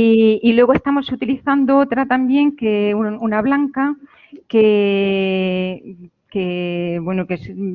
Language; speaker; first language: Spanish; native; Spanish